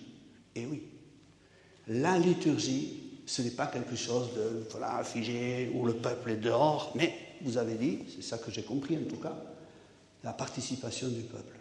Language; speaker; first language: French; native; French